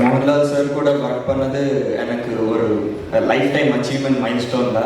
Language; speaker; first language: Tamil; non-native, learner; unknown